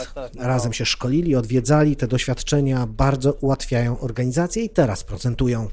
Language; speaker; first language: Polish; native; Polish